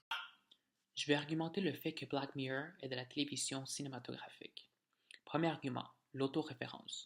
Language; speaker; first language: French; native; French